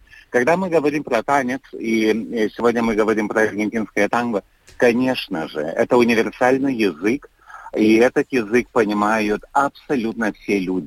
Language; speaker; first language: Russian; non-native, fluent; Lithuanian